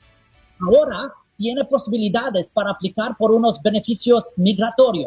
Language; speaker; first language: Spanish; non-native, fluent; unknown